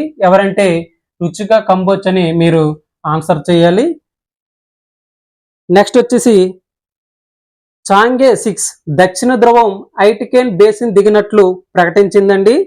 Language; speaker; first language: Telugu; native; Telugu